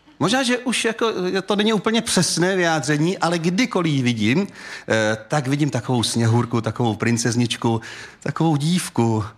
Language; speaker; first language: Czech; native; Czech